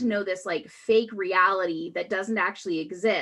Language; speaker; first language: English; native; English